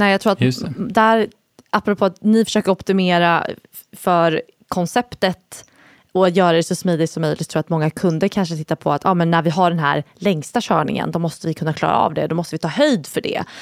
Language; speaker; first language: Swedish; native; Swedish